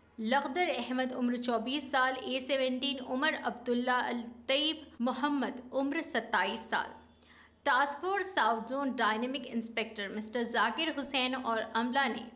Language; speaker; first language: Urdu; native; Urdu